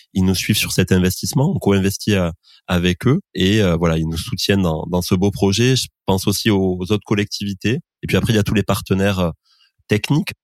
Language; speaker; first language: French; native; French